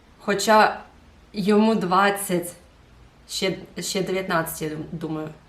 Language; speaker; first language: Ukrainian; non-native, local second language; Russian